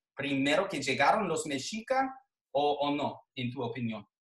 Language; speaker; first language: Spanish; non-native, fluent; English